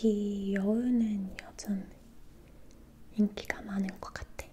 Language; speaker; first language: Korean; non-native, learner; English